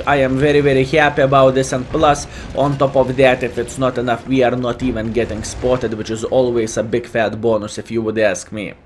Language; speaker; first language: English; non-native, fluent; Lithuanian